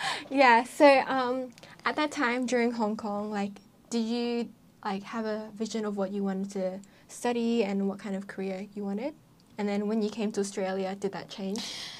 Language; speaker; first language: English; native; English